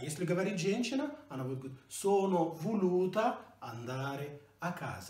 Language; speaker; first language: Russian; non-native, fluent; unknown